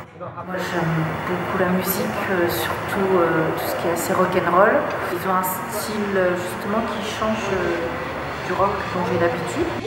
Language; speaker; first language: French; native; French